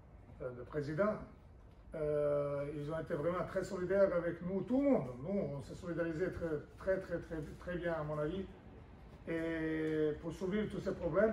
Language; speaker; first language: French; non-native, fluent; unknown